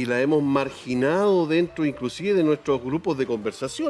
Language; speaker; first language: Spanish; native; Spanish